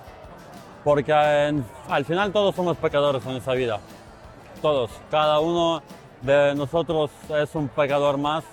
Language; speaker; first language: Spanish; non-native, fluent; Ukrainian